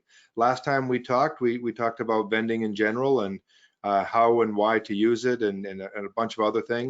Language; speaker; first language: English; native; English